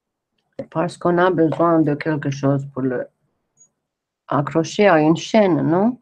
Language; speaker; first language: French; non-native, fluent; English